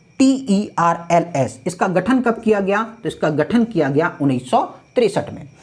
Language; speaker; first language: Hindi; native; Hindi